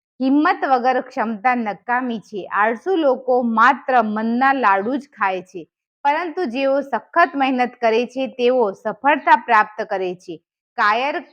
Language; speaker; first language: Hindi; non-native, local second language; Gujarati